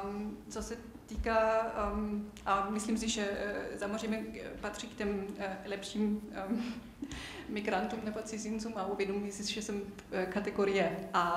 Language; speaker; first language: Czech; non-native, fluent; German